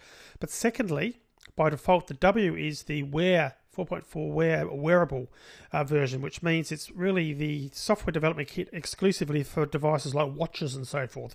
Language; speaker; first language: English; native; English